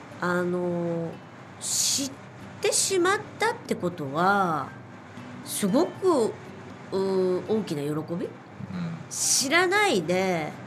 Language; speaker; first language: Japanese; native; Japanese